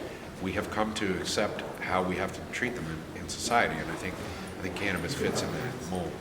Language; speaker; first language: English; native; English